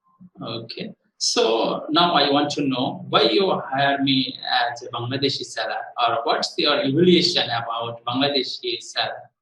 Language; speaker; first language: English; non-native, learner; Bangla